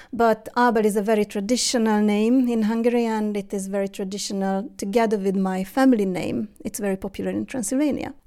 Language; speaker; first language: English; non-native, fluent; Hungarian